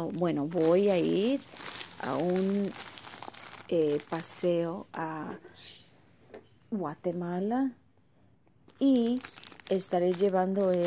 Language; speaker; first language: Spanish; early bilingual, heritage; Spanish